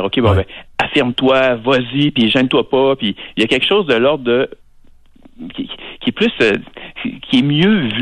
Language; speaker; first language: French; native; French